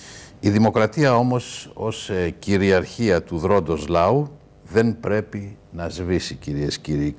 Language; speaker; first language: Greek; native; Greek